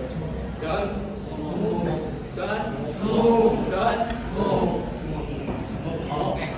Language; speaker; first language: English; non-native, learner; Indonesian